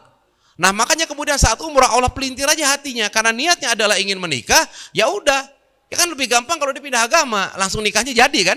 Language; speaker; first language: Indonesian; native; Indonesian